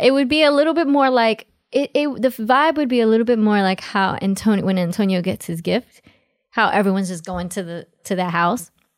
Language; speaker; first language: English; early bilingual, other home language; Spanish